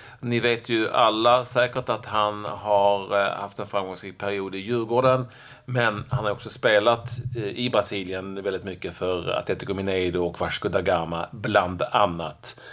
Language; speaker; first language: Swedish; native; Swedish